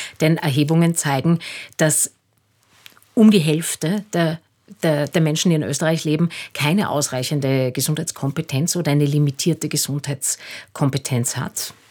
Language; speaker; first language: German; native; German